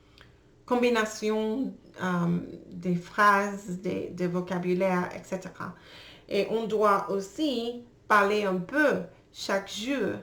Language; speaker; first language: French; non-native, learner; English